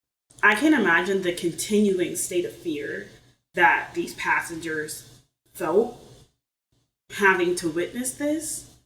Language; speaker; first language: English; native; English